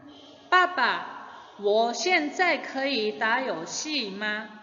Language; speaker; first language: Chinese; non-native, fluent; Indonesian